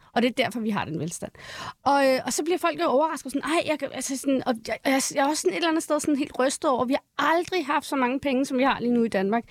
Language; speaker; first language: Danish; early bilingual, other home language; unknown